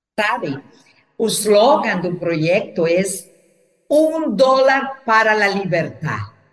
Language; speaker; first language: Portuguese; non-native, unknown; Spanish